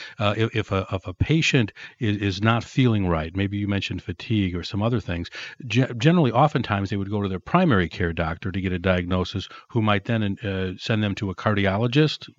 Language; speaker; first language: English; native; English